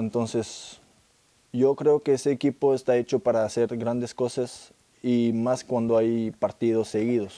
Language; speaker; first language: Spanish; non-native, fluent; French